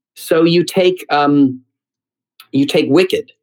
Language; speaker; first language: English; native; English